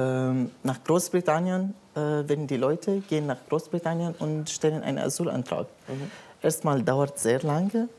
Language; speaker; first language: German; non-native, learner; Arabic